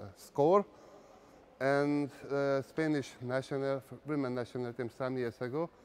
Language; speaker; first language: English; non-native, learner; Hungarian